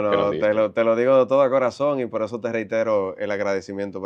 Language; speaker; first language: Spanish; native; Spanish